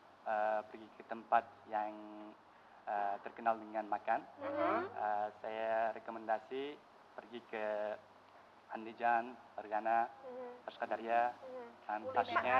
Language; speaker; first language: Indonesian; non-native, learner; Uzbek